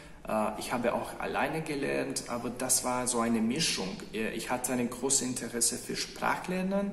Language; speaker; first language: German; non-native, fluent; Hungarian